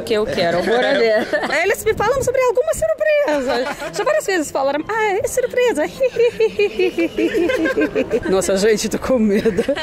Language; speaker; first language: Portuguese; non-native, fluent; Russian